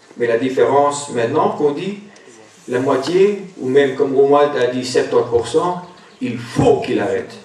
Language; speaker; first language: French; non-native, local second language; German